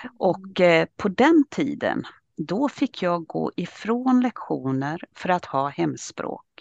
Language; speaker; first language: Swedish; early bilingual, other home language; Finnish